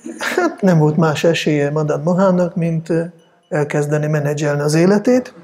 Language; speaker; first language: Hungarian; non-native, fluent; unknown